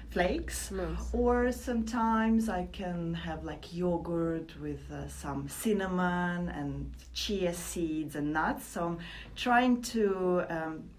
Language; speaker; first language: English; non-native, fluent; Latvian